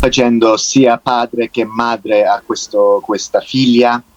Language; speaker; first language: Italian; non-native, fluent; Turkish